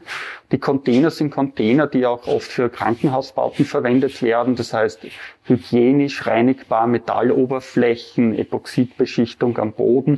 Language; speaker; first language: German; native; German